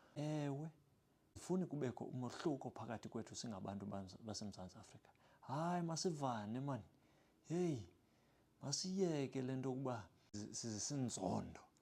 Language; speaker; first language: Xhosa; non-native, local second language; English